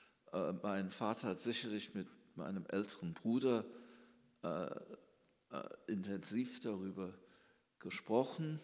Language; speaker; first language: German; early bilingual, heritage; German